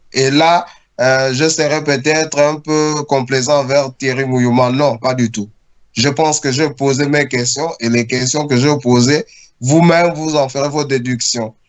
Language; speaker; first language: French; native; French